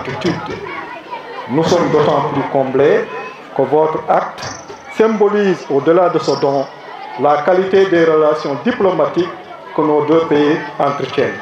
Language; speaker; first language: French; non-native, local second language; Serer